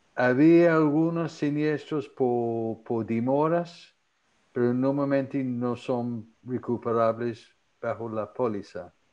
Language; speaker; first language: Spanish; non-native, fluent; English